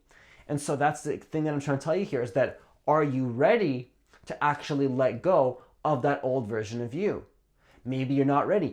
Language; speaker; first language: English; native; English